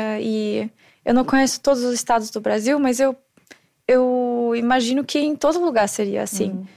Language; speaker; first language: Portuguese; non-native, fluent; German